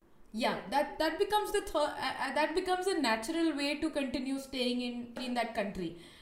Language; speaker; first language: English; non-native, local second language; Hindi